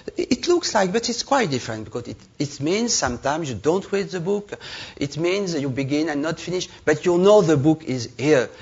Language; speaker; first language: English; non-native, learner; French